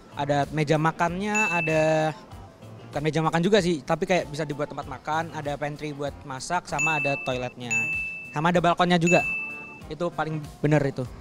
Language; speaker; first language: Indonesian; native; Indonesian